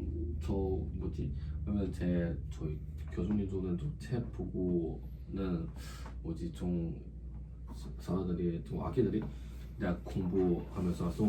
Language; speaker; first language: Korean; non-native, learner; Chinese